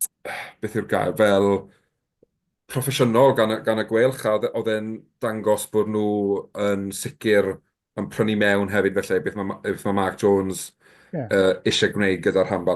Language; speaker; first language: Welsh; native; Welsh